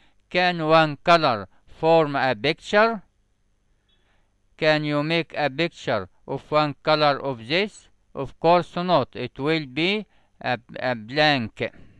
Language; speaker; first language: English; non-native, fluent; Arabic